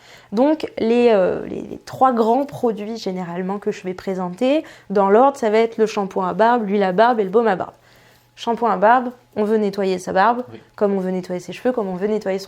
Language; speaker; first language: French; native; French